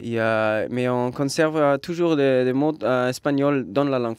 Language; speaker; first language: French; non-native, learner; German